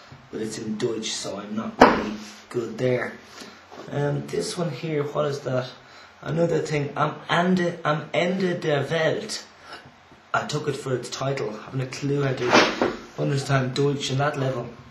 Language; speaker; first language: English; native; English